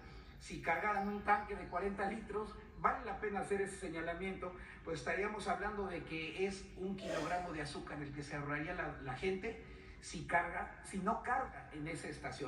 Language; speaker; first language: Spanish; native; Spanish